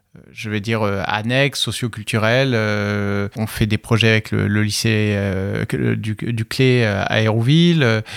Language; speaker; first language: French; native; French